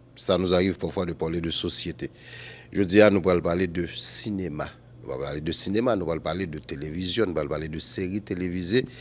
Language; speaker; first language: French; non-native, local second language; Haitian Creole